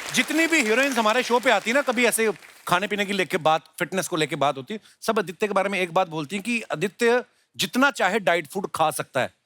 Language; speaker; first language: Hindi; non-native, local second language; Punjabi